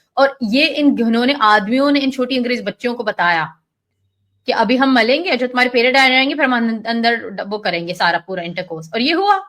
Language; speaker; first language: Hindi; early bilingual, heritage; Urdu